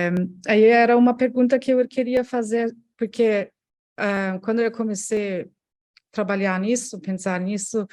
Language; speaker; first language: Portuguese; non-native, fluent; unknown